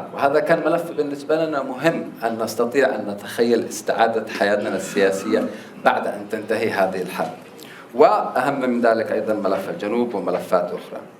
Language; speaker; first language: Arabic; native; Arabic